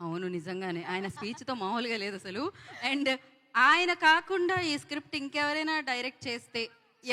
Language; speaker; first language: Telugu; native; Telugu